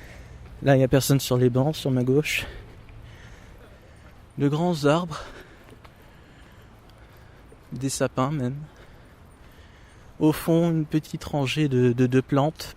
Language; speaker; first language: French; native; French